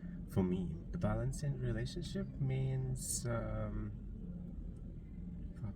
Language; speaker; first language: English; non-native, fluent; Ukrainian